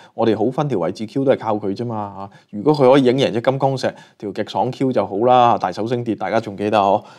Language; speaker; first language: Chinese; non-native, local second language; Cantonese